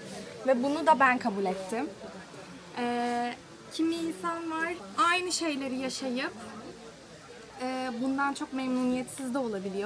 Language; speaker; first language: Turkish; native; Turkish